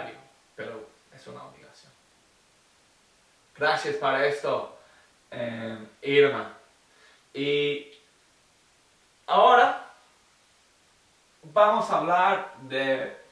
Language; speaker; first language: Spanish; non-native, learner; English